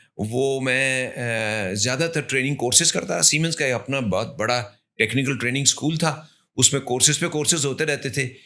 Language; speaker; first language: Urdu; native; Urdu